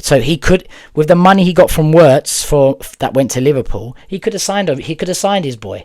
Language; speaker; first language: English; native; English